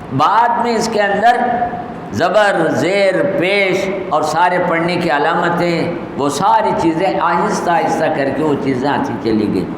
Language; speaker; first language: Urdu; native; Urdu